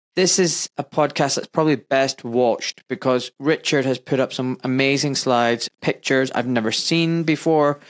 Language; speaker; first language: English; native; English